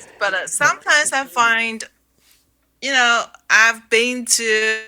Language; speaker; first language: English; non-native, learner; Chinese